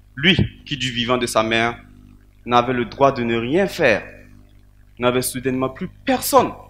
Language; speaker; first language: French; non-native, local second language; Mossi